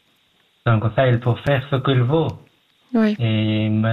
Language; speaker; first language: French; non-native, learner; Pashto